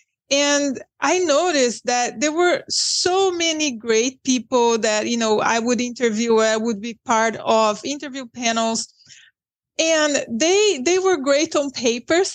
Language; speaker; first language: English; non-native, fluent; Portuguese